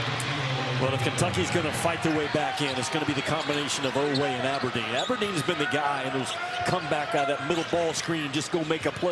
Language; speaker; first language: English; native; English